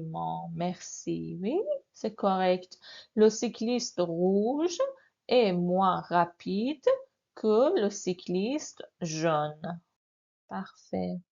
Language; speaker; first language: French; non-native, fluent; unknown